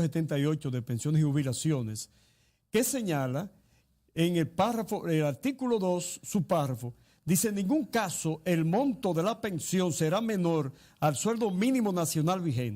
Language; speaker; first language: Spanish; native; Spanish